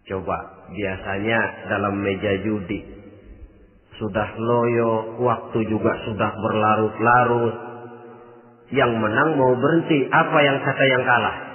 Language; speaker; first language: Indonesian; native; Indonesian